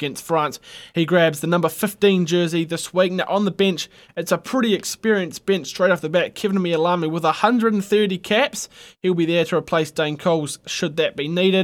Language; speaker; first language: English; native; English